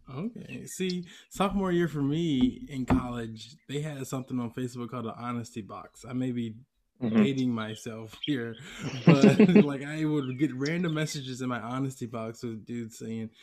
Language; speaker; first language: English; native; English